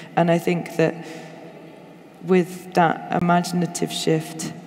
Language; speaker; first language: English; native; English